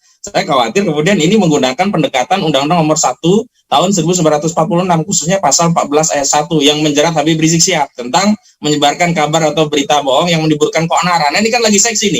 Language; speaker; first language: Indonesian; native; Indonesian